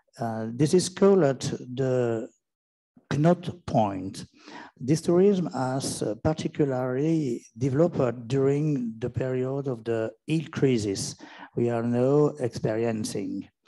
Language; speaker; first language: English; non-native, learner; French